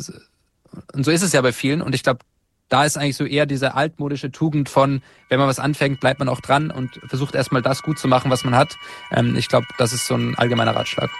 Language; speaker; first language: German; native; German